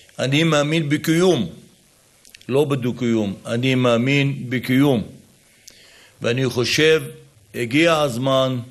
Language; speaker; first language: Hebrew; non-native, local second language; Arabic